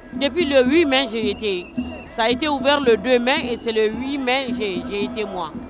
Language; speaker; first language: French; non-native, local second language; Bambara